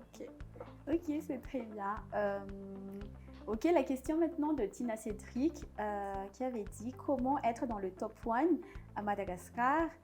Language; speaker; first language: French; non-native, local second language; Malagasy